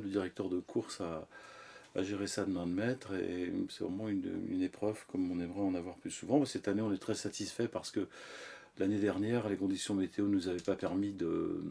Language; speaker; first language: French; native; French